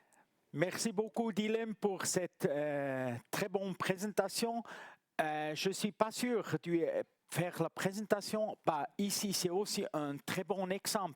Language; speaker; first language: French; non-native, local second language; German